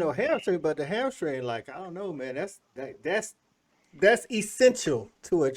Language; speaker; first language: English; native; English